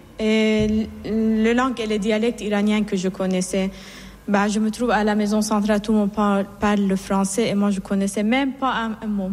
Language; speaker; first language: French; non-native, fluent; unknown